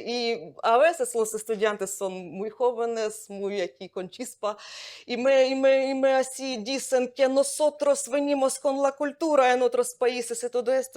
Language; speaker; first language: Spanish; non-native, fluent; Ukrainian